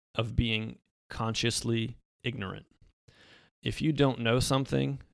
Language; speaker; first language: English; early bilingual, other home language; Polish